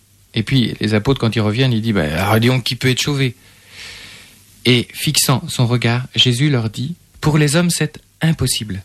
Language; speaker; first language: French; native; French